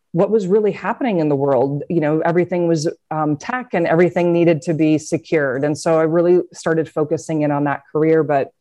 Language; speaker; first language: English; native; English